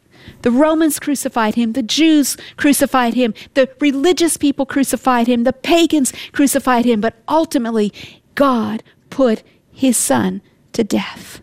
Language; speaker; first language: English; native; English